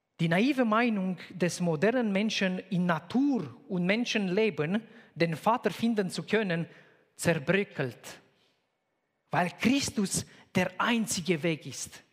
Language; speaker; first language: German; non-native, fluent; Romanian